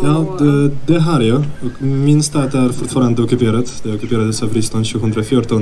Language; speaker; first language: Swedish; non-native, fluent; Ukrainian